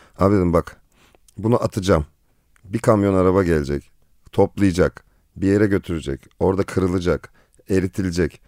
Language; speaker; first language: Turkish; native; Turkish